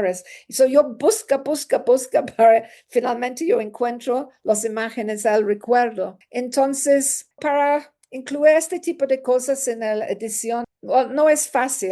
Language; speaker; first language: Spanish; non-native, learner; English